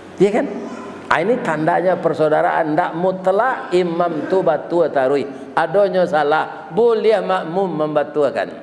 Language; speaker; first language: Malay; non-native, local second language; Minangkabau